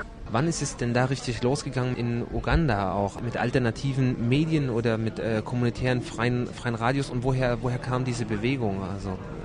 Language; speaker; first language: German; native; German